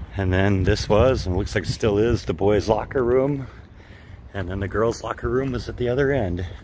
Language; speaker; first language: English; native; English